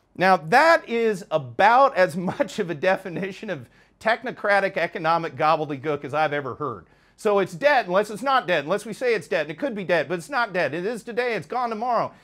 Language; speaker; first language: English; native; English